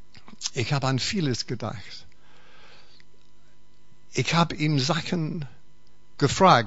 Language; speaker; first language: German; non-native, fluent; English